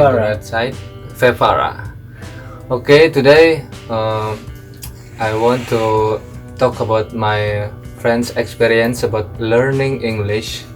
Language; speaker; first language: English; non-native, learner; Indonesian